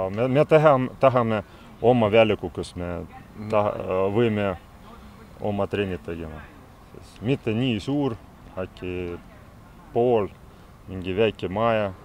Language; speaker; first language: Estonian; non-native, local second language; Russian